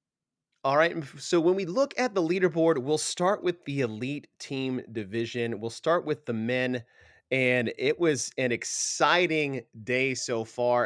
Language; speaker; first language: English; native; English